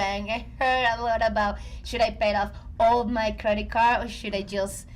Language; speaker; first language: English; non-native, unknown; Spanish